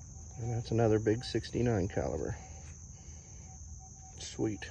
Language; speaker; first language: English; native; English